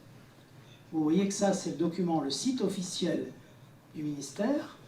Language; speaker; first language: French; native; French